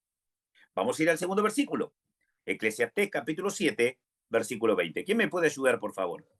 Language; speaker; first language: Spanish; native; Spanish